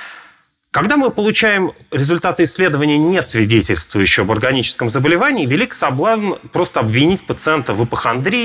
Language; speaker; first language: Russian; native; Russian